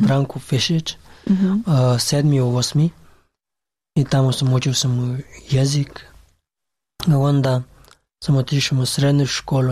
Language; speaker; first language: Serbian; non-native, learner; Pashto